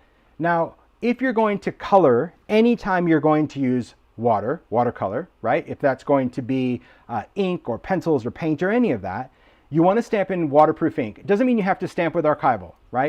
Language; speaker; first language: English; native; English